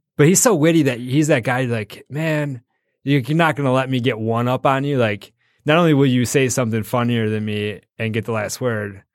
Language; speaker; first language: English; native; English